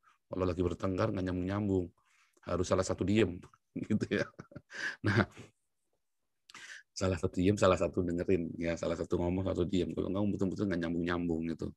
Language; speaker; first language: Indonesian; native; Indonesian